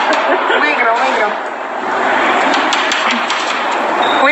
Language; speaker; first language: Russian; native; Russian